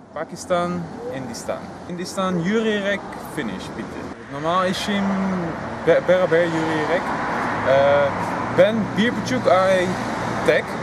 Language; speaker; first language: Turkish; non-native, learner; Dutch